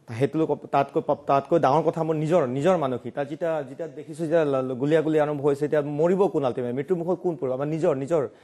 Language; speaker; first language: Assamese; non-native, local second language; Karbi